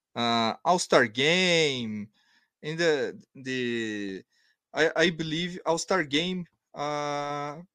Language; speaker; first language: English; non-native, learner; Portuguese